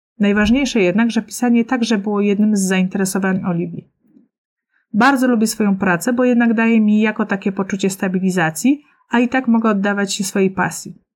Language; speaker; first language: Polish; native; Polish